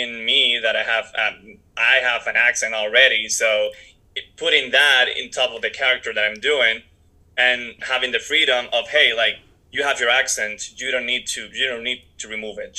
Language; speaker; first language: English; non-native, fluent; Spanish